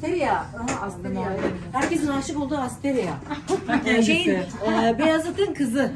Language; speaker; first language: Turkish; native; Turkish